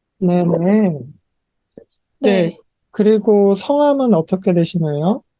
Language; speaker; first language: Korean; native; Korean